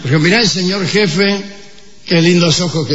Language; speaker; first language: Spanish; native; Spanish